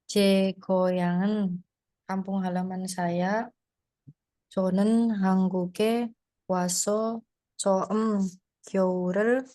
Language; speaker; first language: Korean; non-native, learner; Indonesian